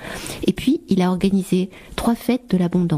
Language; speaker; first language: French; native; French